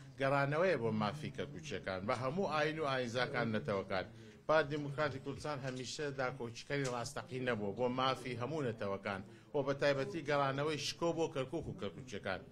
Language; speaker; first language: Central Kurdish; non-native, local second language; Azerbaijani